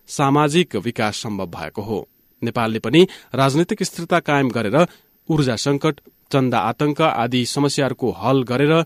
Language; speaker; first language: Nepali; native; Nepali